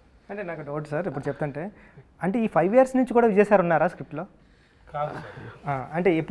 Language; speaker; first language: Telugu; native; Telugu